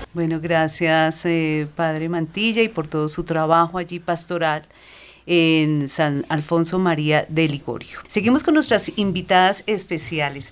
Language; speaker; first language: Spanish; native; Spanish